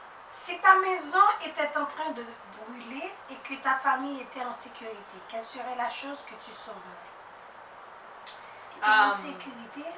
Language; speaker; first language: French; non-native, local second language; Haitian Creole